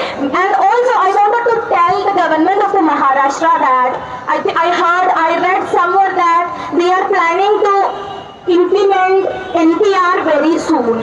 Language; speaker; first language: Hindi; non-native, local second language; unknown